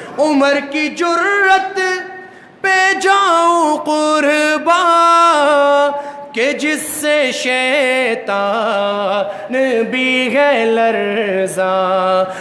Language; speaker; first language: Urdu; non-native, local second language; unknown